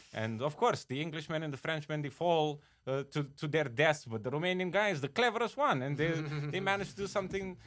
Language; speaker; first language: English; non-native, fluent; Romanian